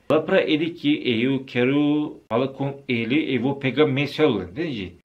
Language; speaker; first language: Portuguese; non-native, learner; Turkish